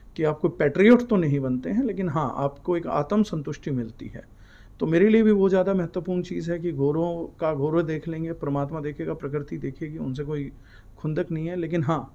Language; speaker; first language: Hindi; native; Hindi